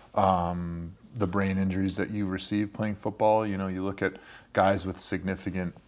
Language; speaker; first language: English; native; English